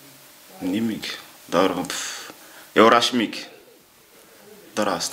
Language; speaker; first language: Romanian; non-native, learner; French